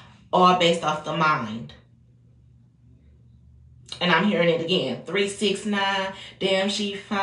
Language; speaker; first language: English; native; English